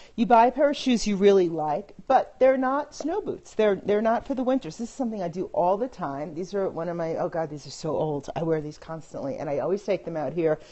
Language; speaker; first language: English; native; English